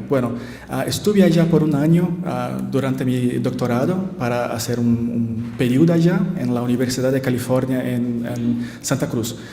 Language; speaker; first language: Spanish; non-native, learner; Portuguese